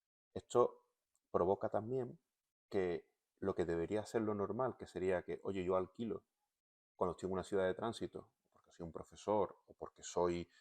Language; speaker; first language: Spanish; native; Spanish